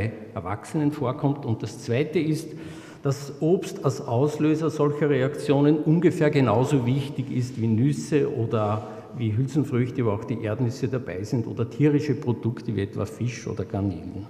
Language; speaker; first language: German; native; German